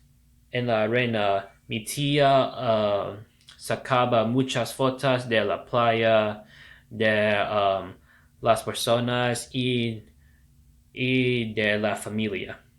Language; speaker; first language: Spanish; non-native, learner; English